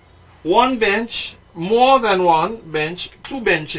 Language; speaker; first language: English; non-native, fluent; French